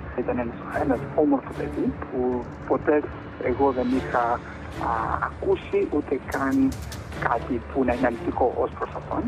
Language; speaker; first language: Greek; early bilingual, heritage; Greek